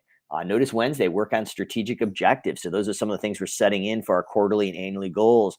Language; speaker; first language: English; native; English